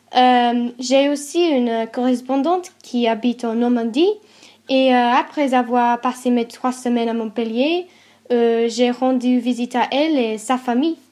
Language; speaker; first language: French; non-native, fluent; English